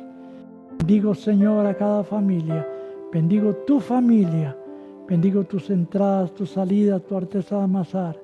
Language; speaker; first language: Spanish; native; Spanish